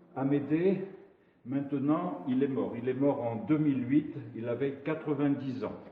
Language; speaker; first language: French; non-native, local second language; Arabic